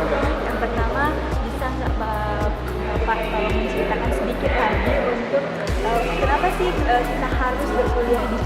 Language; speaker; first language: Indonesian; native; Indonesian